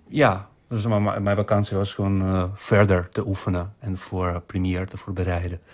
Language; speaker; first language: Dutch; non-native, fluent; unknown